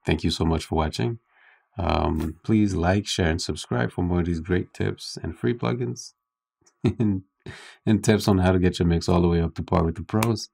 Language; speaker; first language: English; native; English